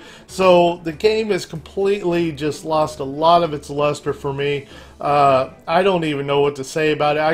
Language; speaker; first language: English; native; English